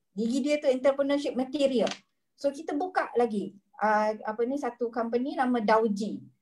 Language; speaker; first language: Malay; native; Malay